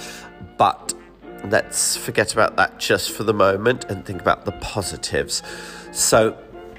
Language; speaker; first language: English; native; English